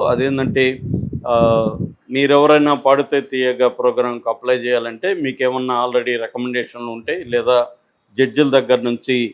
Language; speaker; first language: Telugu; native; Telugu